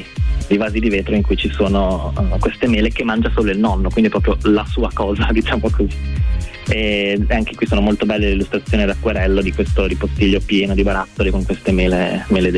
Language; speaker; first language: Italian; native; Italian